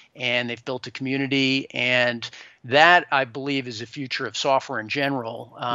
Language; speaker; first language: English; native; English